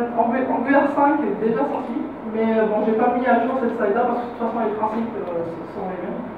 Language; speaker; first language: French; non-native, local second language; Arabic